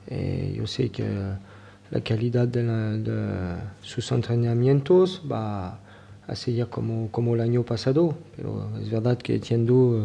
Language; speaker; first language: Spanish; non-native, learner; French